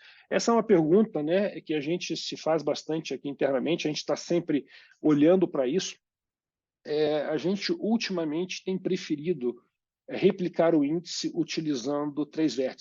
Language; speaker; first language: Portuguese; native; Portuguese